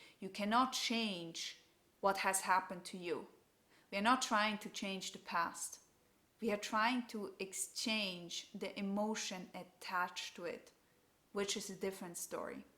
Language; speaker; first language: English; non-native, fluent; German